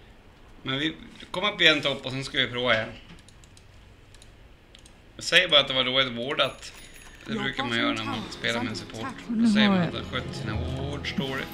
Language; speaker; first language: Swedish; native; Swedish